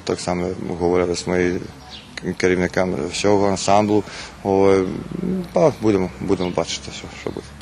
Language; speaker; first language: Ukrainian; early bilingual, heritage; Ukrainian